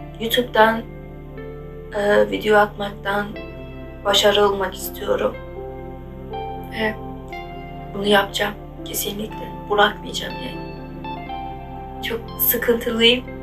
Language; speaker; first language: Turkish; non-native, learner; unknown